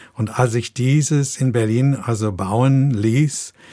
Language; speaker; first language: German; non-native, fluent; English